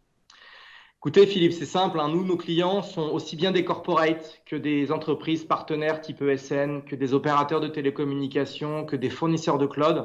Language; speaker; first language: French; native; French